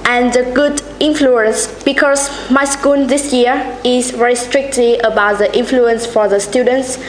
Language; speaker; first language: English; non-native, learner; Vietnamese